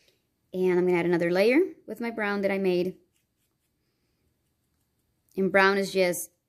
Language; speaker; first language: English; native; English